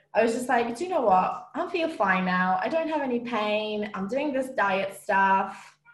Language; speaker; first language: English; non-native, fluent; Romanian